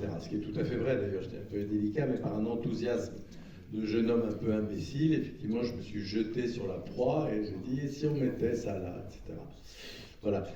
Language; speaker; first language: French; native; French